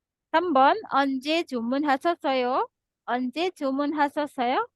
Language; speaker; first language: Korean; non-native, fluent; Indonesian